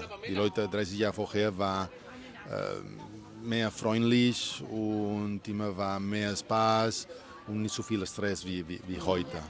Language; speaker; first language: German; non-native, learner; Spanish